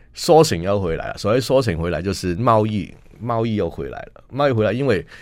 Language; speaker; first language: Chinese; non-native, local second language; Cantonese